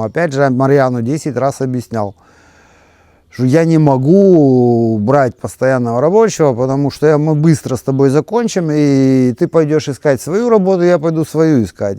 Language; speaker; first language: Russian; native; Russian